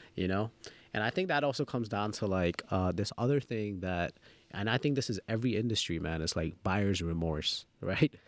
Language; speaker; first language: English; early bilingual, other home language; Bangla